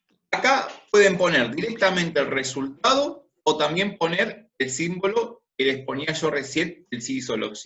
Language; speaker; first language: Spanish; native; Spanish